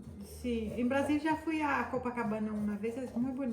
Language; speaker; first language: Spanish; non-native, fluent; Portuguese